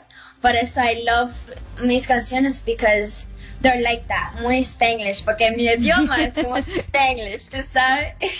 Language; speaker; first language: Spanish; early bilingual, heritage; English